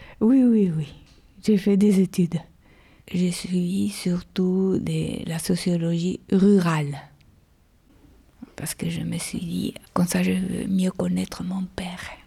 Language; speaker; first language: French; non-native, fluent; Spanish